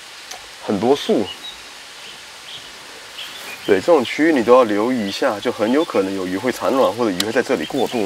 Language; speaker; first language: Chinese; native; Chinese